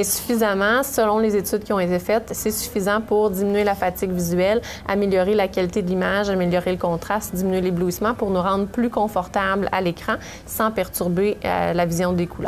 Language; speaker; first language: French; native; French